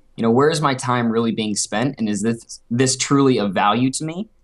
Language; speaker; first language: English; native; English